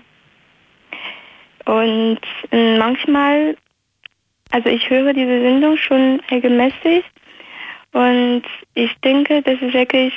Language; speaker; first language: German; non-native, fluent; Chinese